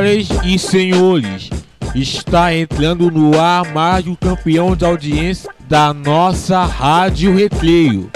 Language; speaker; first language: Portuguese; native; Portuguese